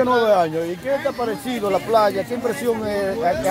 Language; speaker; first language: Spanish; native; Spanish